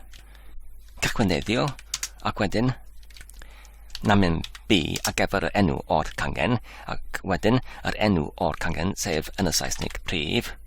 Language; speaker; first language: Welsh; non-native, learner; English